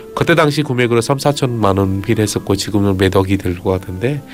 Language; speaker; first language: Korean; non-native, fluent; Bangla